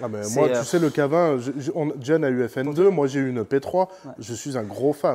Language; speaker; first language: French; native; French